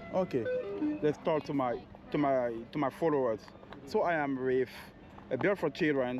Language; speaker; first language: English; non-native, learner; French